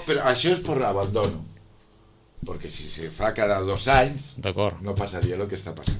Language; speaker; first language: Catalan; non-native, local second language; Spanish